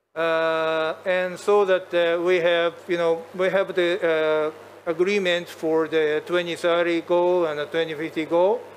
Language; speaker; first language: English; non-native, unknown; Japanese